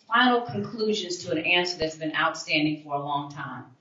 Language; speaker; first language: English; native; English